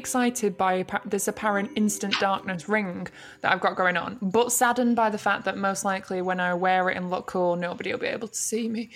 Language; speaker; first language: English; native; English